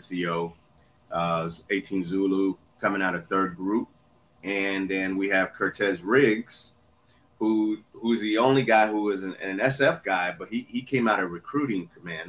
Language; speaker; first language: English; early bilingual, other home language; Spanish